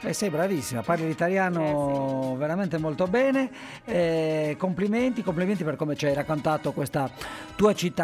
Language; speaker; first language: Italian; native; Italian